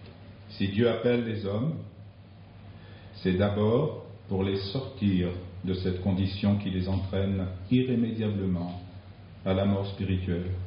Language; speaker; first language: French; native; French